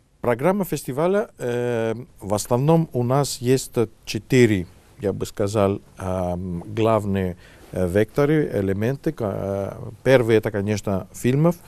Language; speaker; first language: Russian; non-native, fluent; Greek